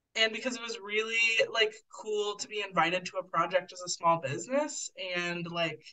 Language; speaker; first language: English; native; English